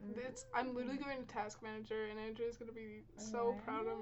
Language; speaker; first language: English; native; English